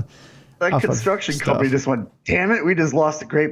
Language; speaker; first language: English; native; English